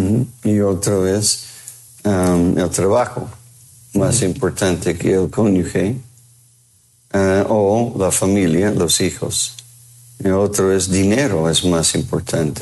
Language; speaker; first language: Spanish; non-native, fluent; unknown